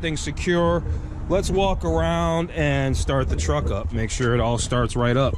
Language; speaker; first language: English; native; English